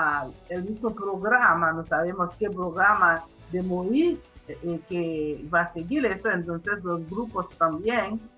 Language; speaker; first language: Spanish; non-native, fluent; Haitian Creole